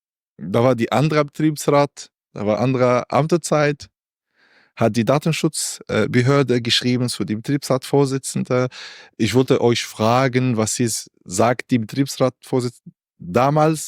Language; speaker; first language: German; non-native, learner; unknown